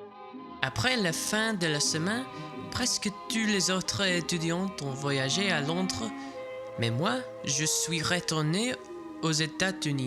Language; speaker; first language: French; non-native, learner; English